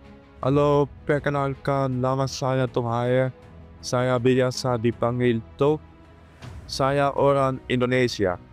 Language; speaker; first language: Indonesian; non-native, learner; Dutch